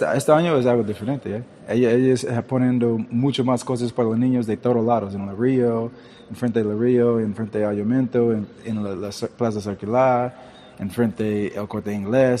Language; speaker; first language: Spanish; early bilingual, heritage; English